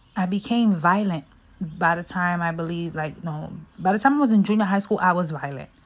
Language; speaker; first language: English; native; English